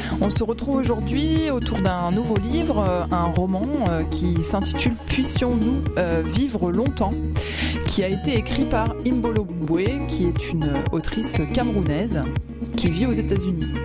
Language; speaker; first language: French; native; French